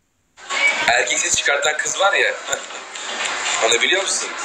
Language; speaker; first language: Turkish; native; Turkish